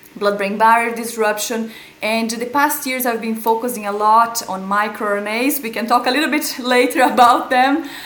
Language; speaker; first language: English; non-native, fluent; Portuguese